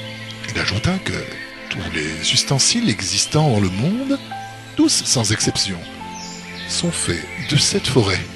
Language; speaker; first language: French; native; French